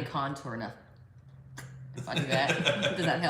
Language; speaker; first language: English; native; English